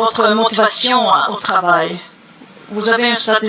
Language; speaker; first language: French; non-native, learner; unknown